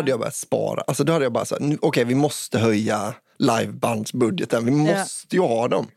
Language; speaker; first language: Swedish; native; Swedish